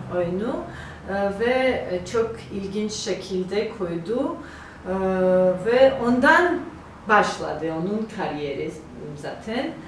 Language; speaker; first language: Turkish; non-native, learner; Georgian